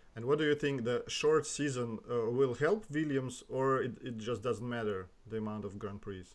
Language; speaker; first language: English; non-native, learner; Russian